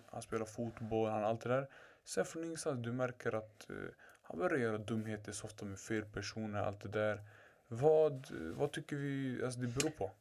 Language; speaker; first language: Swedish; early bilingual, other home language; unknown